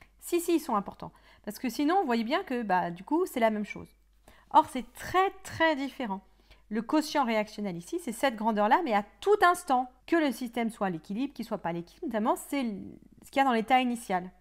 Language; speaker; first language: French; native; French